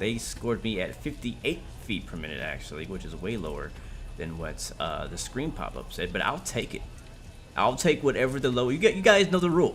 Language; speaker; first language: English; native; English